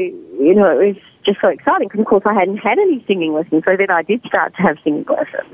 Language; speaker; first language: English; native; English